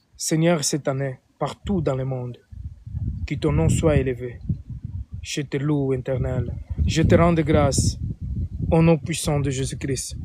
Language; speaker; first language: French; non-native, fluent; Portuguese